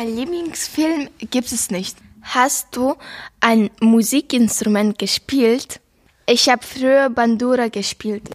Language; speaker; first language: German; non-native, learner; Ukrainian